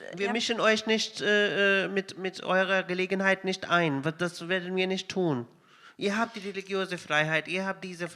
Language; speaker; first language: German; non-native, fluent; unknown